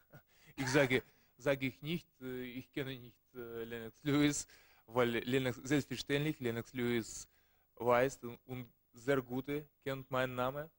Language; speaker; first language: German; non-native, learner; Russian